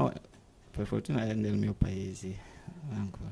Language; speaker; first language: Italian; non-native, learner; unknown